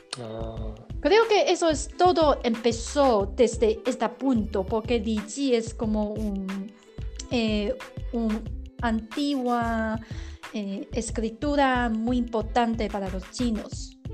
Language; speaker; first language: Spanish; non-native, learner; Chinese